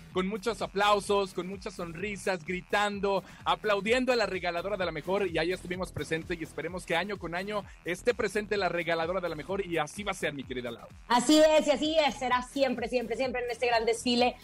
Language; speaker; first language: Spanish; native; Spanish